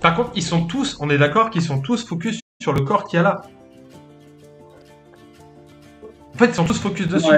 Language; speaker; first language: French; native; French